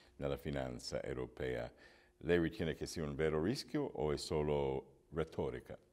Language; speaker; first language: Italian; non-native, fluent; English